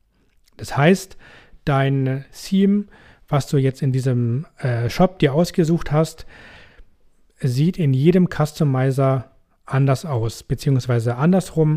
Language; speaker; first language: German; native; German